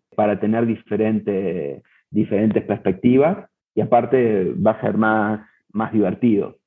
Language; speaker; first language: Spanish; native; Spanish